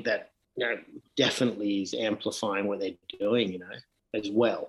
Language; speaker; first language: English; native; English